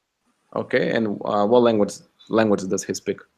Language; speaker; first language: English; non-native, fluent; Russian